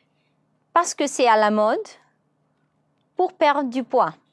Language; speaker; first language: French; non-native, fluent; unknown